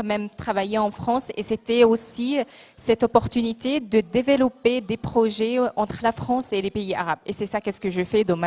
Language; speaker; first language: French; non-native, local second language; Arabic